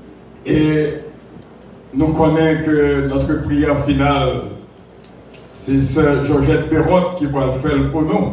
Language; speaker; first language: French; non-native, local second language; Haitian Creole